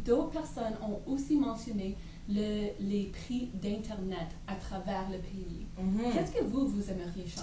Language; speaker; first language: French; native; French